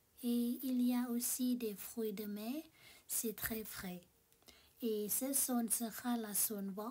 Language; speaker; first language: French; non-native, learner; Thai